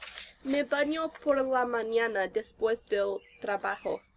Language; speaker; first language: Spanish; non-native, learner; English